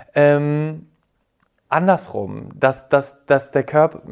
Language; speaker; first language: German; native; German